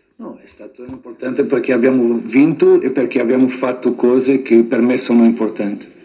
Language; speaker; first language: Italian; non-native, fluent; Portuguese